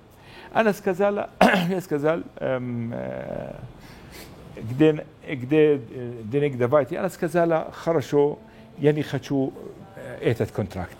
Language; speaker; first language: Russian; non-native, learner; Arabic